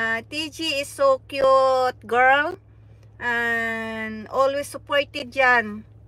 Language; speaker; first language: English; non-native, local second language; Cebuano